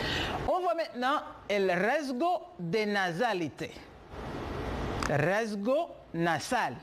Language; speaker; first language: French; non-native, fluent; Spanish